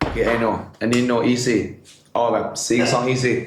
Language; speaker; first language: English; non-native, learner; Thai